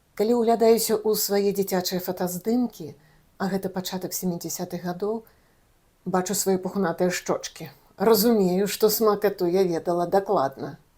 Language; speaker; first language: Belarusian; native; Belarusian